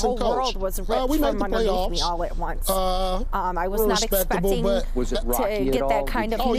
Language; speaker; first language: English; native; English